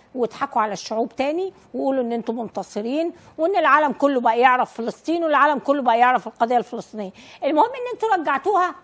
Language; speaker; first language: Arabic; native; Arabic